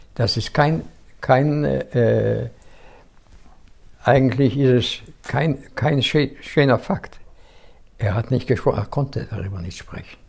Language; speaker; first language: German; non-native, fluent; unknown